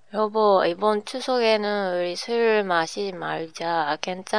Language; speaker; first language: Korean; non-native, learner; Japanese